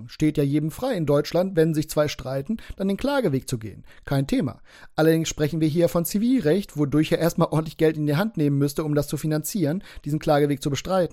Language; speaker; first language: German; native; German